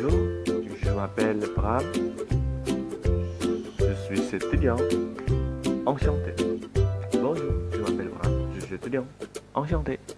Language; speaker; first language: French; non-native, learner; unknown